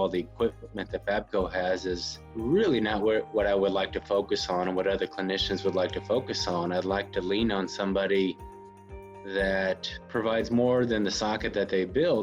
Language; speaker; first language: English; native; English